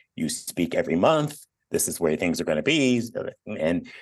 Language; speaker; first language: English; native; English